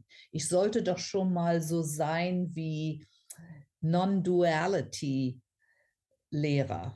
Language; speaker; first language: German; non-native, fluent; English